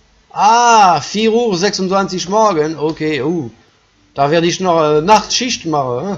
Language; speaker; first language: German; non-native, fluent; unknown